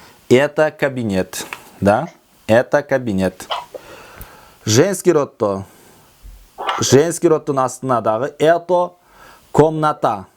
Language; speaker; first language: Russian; non-native, local second language; Kyrgyz